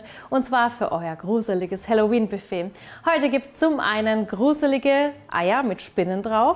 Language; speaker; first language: German; native; German